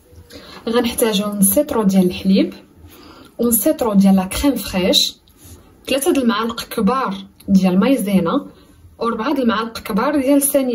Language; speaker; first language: Arabic; native; Arabic